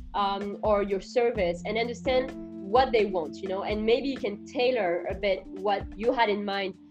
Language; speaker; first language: English; non-native, fluent; French